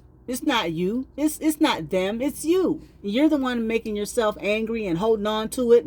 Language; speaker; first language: English; native; English